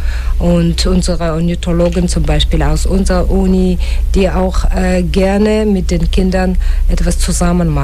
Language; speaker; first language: German; non-native, fluent; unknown